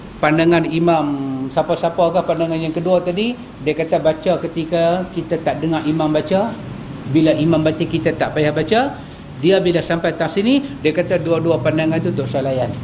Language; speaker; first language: Malay; native; Malay